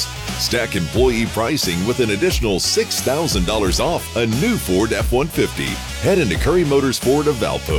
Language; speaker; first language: English; native; English